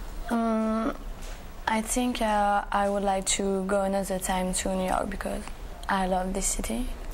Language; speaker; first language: English; non-native, learner; French